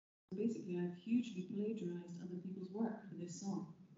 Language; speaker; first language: English; native; English